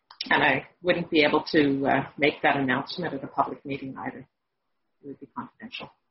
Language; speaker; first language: English; native; English